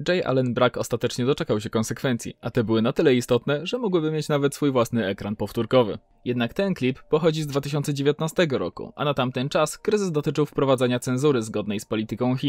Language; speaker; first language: Polish; native; Polish